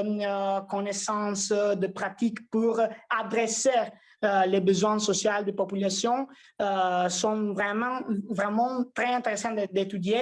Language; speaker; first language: French; non-native, fluent; Italian